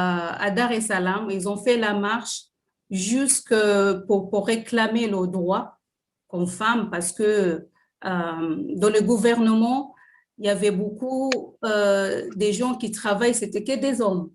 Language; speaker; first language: French; non-native, fluent; Swahili